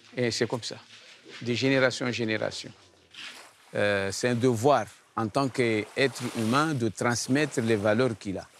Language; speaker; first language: French; non-native, local second language; Comorian